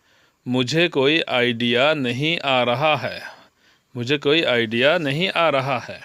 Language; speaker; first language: Hindi; non-native, learner; Bangla